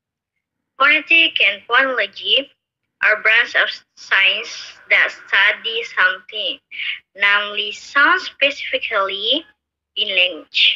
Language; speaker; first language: English; non-native, learner; Indonesian